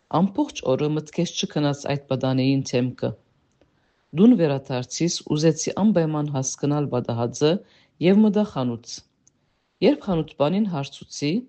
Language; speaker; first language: Armenian; early bilingual, heritage; Armenian